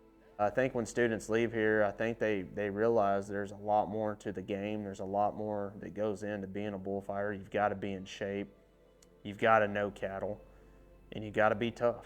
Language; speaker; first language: English; native; English